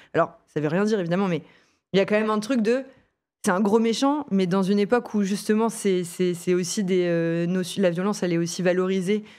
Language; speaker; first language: French; native; French